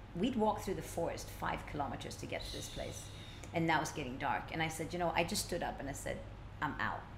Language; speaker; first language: English; early bilingual, other home language; Swedish